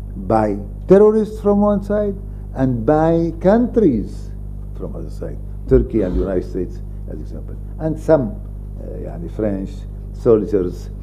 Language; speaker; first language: English; non-native, fluent; Arabic